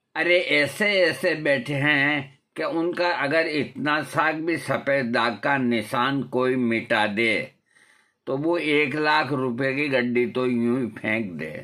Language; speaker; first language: Hindi; non-native, local second language; Marwari